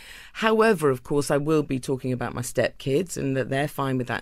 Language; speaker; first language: English; native; English